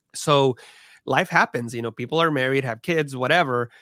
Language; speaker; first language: English; early bilingual, other home language; Spanish